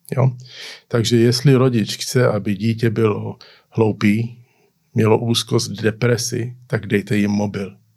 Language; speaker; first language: Czech; early bilingual, heritage; Czech